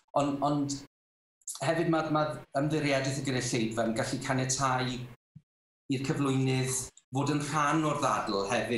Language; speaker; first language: Welsh; native; Welsh